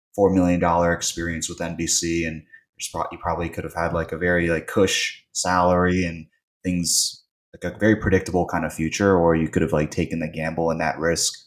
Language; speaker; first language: English; native; English